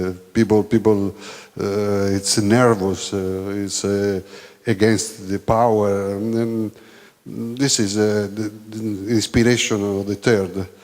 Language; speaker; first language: English; non-native, learner; Italian